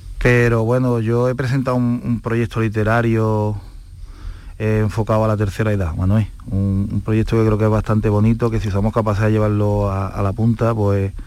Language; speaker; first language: Spanish; native; Spanish